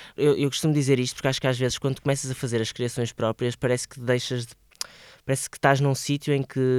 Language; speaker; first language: Portuguese; native; Portuguese